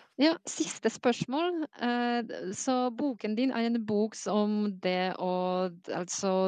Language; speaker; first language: Norwegian; non-native, fluent; Polish